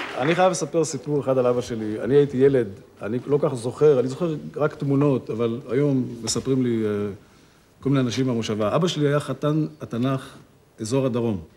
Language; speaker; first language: Hebrew; native; Hebrew